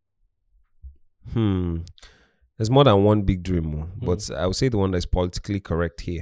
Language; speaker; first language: English; non-native, local second language; Igbo